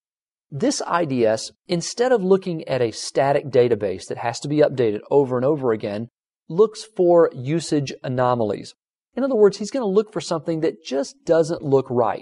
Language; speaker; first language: English; native; English